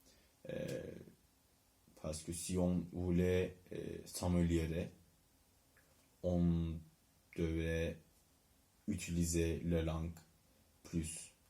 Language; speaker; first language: French; non-native, learner; Turkish